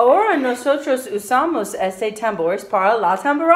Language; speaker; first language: Spanish; non-native, learner; English